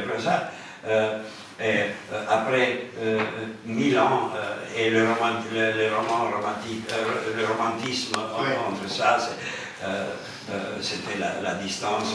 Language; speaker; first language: French; non-native, fluent; Romanian